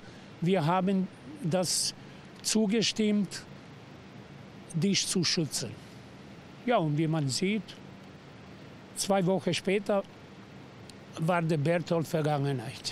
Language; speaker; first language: German; non-native, fluent; Serbian